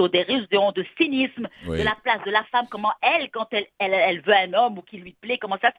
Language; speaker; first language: French; native; French